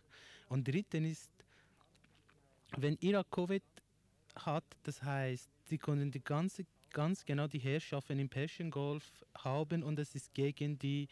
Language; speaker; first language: German; non-native, learner; Persian